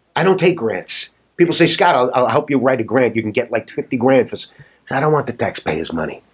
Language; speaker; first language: English; native; English